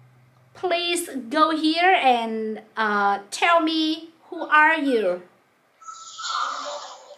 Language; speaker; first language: English; non-native, local second language; Vietnamese